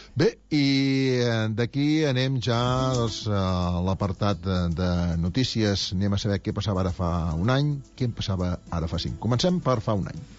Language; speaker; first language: Catalan; non-native, local second language; Spanish